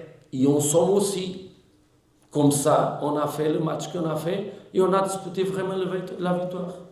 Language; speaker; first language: French; non-native, learner; Portuguese